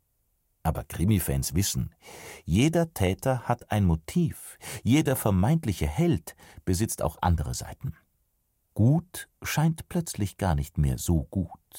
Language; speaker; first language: German; native; German